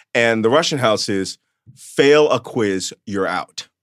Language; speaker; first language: English; early bilingual, other home language; Yiddish